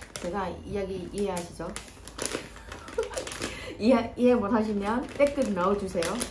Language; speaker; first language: Korean; non-native, fluent; Vietnamese